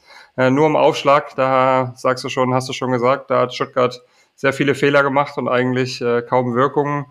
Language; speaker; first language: German; native; German